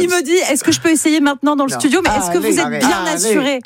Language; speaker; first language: French; native; French